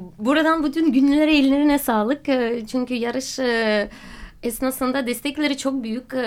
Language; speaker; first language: Turkish; non-native, fluent; Russian